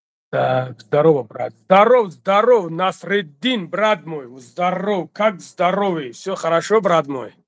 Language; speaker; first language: Russian; non-native, learner; Tajik